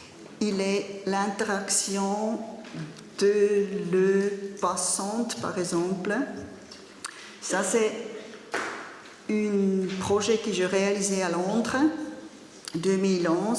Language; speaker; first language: French; non-native, learner; German